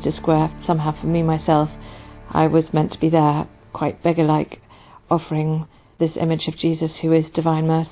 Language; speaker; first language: English; native; English